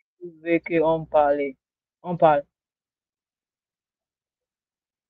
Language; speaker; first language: French; non-native, learner; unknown